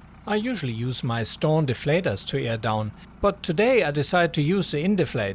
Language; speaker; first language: English; native; English